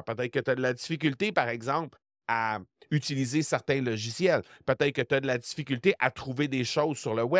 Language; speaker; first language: French; native; French